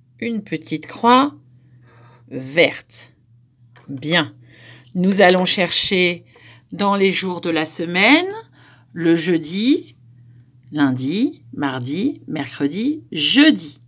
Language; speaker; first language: French; native; French